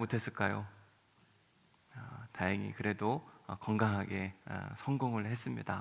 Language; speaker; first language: Korean; native; Korean